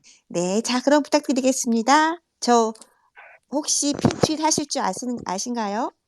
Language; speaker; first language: Korean; native; Korean